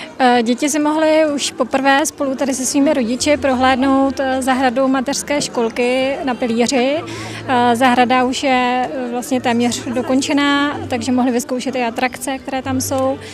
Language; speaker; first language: Czech; native; Czech